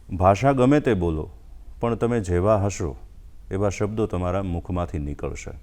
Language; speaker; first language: Gujarati; native; Gujarati